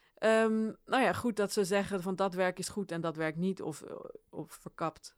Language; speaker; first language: Dutch; early bilingual, other home language; Swedish